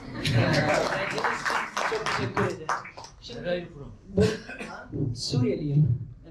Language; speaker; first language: Turkish; non-native, fluent; Arabic